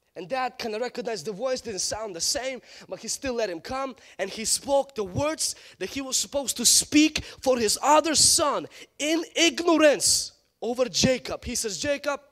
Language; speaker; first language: English; non-native, fluent; Ukrainian